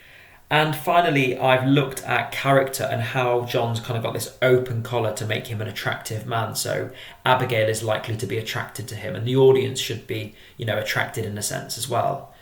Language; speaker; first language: English; native; English